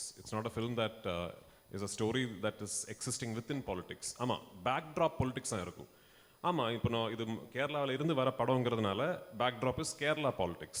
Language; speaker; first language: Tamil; non-native, local second language; Malayalam